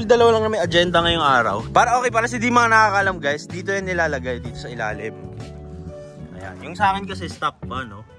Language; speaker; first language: Filipino; native; Filipino